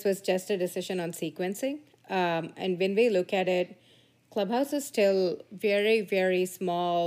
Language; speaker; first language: English; non-native, local second language; Tamil